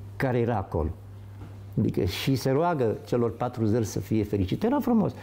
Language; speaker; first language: Romanian; native; Romanian